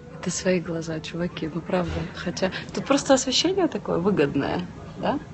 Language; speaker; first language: Russian; non-native, local second language; Ukrainian